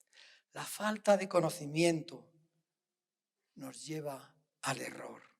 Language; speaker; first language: Spanish; native; Spanish